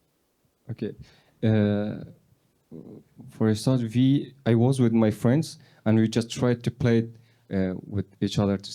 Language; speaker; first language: English; non-native, learner; Persian